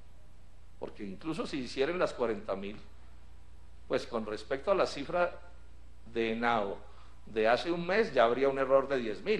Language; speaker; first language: Spanish; native; Spanish